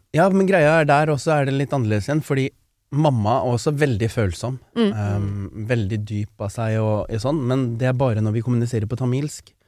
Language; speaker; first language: Norwegian; early bilingual, other home language; Tamil